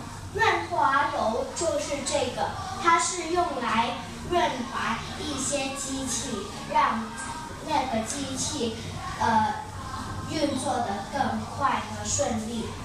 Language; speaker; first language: Chinese; non-native, local second language; Cantonese